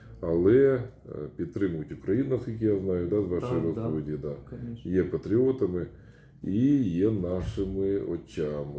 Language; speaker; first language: Ukrainian; native; Ukrainian